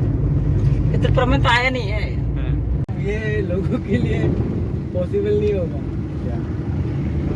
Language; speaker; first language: Hindi; non-native, local second language; Bangla